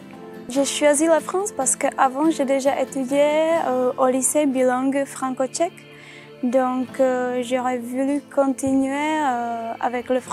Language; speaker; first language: French; non-native, fluent; Czech